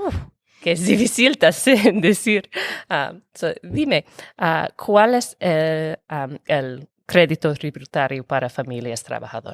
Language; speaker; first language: Spanish; non-native, fluent; English